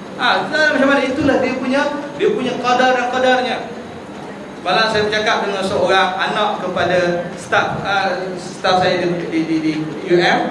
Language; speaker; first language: Malay; native; Malay